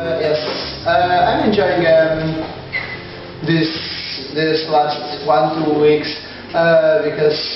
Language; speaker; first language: English; non-native, learner; Portuguese